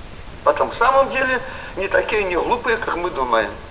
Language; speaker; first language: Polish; non-native, learner; Russian